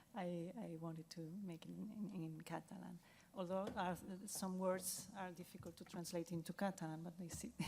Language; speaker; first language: English; non-native, fluent; Catalan